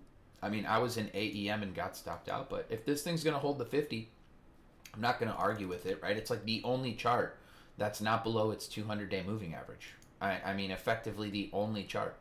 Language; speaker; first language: English; native; English